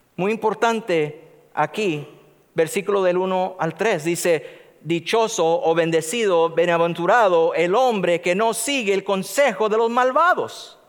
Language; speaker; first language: Spanish; native; Spanish